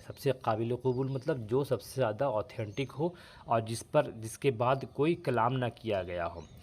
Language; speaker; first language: Urdu; native; Urdu